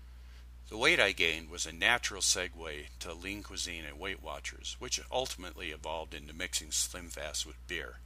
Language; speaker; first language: English; native; English